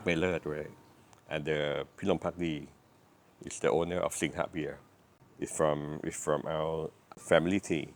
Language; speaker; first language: English; non-native, learner; Thai